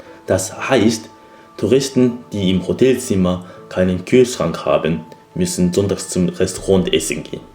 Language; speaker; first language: German; non-native, fluent; Japanese